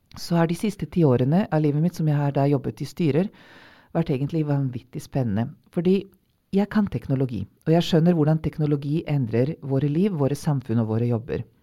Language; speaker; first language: Norwegian; non-native, fluent; Hungarian